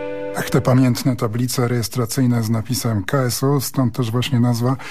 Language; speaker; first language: Polish; native; Polish